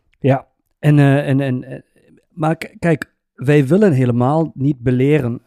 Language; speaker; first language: Dutch; native; Dutch